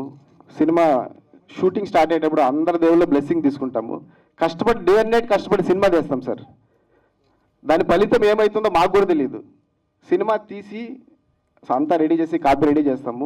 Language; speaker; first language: Telugu; native; Telugu